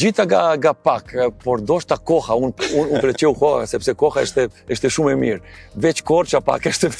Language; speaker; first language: Albanian; non-native, learner; Serbian